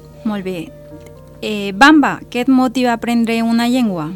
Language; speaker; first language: Catalan; non-native, learner; Spanish